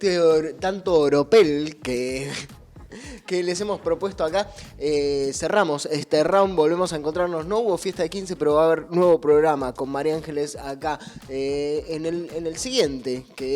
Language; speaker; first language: Spanish; native; Spanish